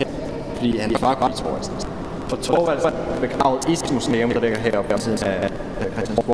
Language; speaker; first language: Danish; native; Danish